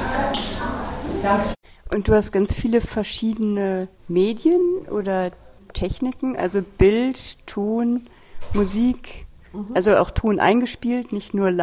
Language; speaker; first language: German; native; German